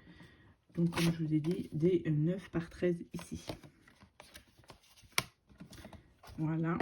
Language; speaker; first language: French; native; French